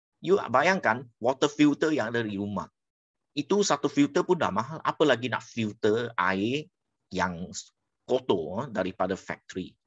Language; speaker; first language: Malay; non-native, local second language; Chinese